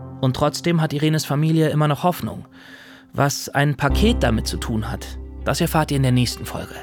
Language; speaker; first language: German; native; German